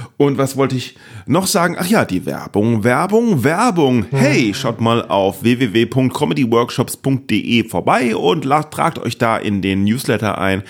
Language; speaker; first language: German; native; German